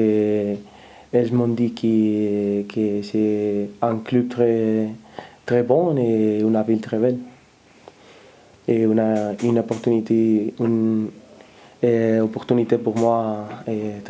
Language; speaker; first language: French; non-native, learner; Spanish